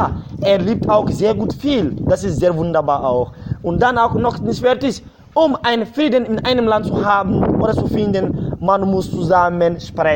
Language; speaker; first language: German; non-native, fluent; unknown